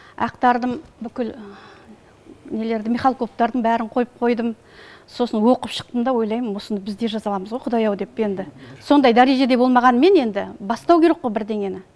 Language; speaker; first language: Kazakh; native; Kazakh